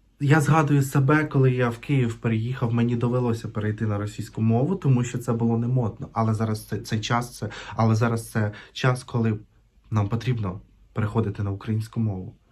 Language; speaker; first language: Ukrainian; non-native, local second language; Russian